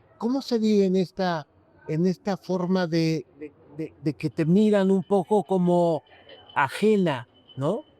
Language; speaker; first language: Spanish; native; Spanish